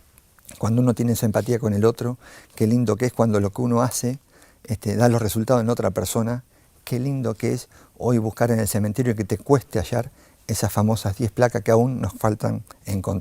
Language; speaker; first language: Spanish; native; Spanish